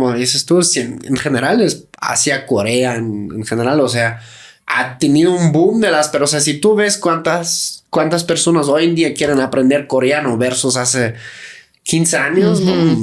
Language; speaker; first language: Spanish; native; Spanish